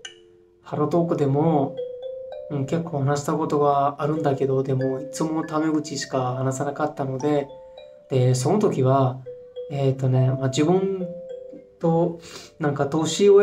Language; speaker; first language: Japanese; non-native, fluent; Hindi